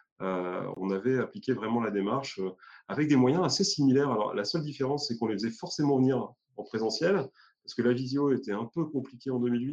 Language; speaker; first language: French; native; French